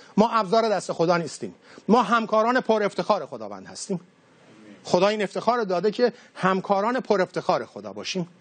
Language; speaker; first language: Persian; native; Persian